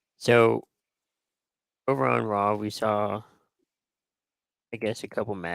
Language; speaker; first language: English; native; English